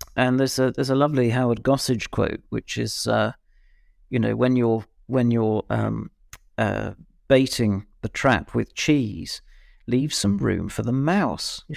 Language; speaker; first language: English; native; English